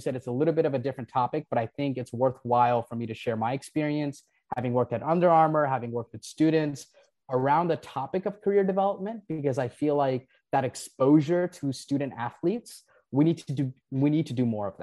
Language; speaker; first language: English; non-native, local second language; Nepali